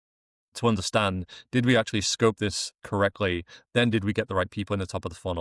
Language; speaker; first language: English; native; English